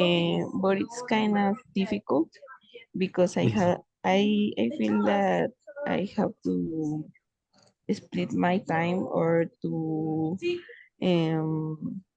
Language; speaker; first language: English; non-native, fluent; Spanish